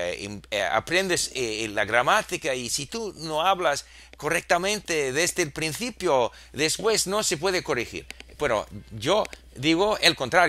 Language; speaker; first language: Spanish; non-native, fluent; English